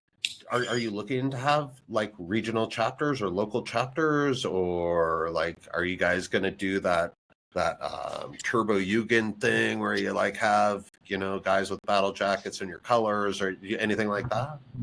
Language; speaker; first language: English; native; English